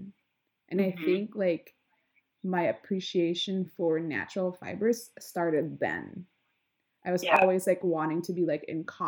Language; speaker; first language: English; non-native, local second language; Filipino